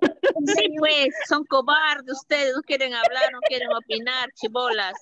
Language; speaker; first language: Spanish; native; Spanish